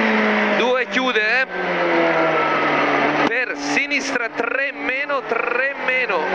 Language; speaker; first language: Italian; native; Italian